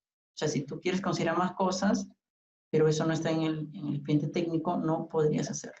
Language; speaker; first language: Spanish; native; Spanish